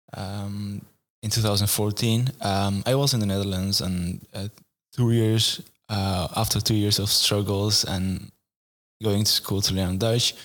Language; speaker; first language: English; non-native, fluent; Arabic